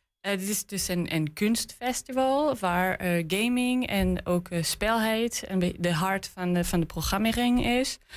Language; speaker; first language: Dutch; non-native, learner; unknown